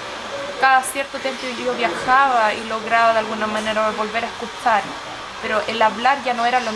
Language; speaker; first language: Spanish; early bilingual, heritage; Swedish